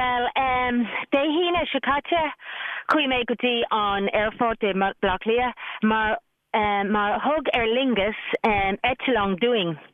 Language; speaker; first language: Irish; non-native, local second language; English